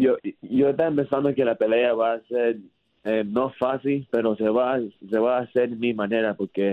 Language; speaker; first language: Spanish; early bilingual, heritage; English